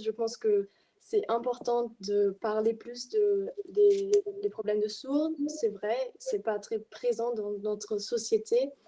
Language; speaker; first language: French; non-native, fluent; German